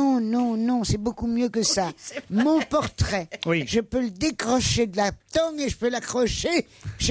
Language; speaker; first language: French; native; French